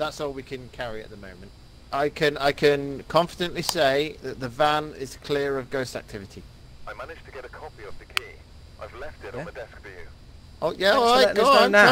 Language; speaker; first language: English; native; English